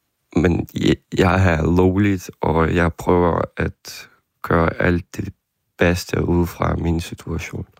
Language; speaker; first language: Danish; non-native, fluent; Ukrainian